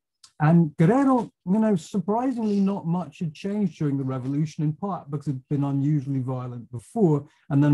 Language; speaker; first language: English; native; English